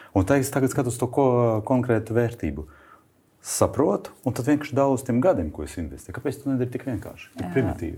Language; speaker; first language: Latvian; non-native, local second language; Russian